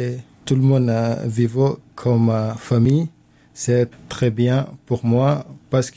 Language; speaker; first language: French; non-native, learner; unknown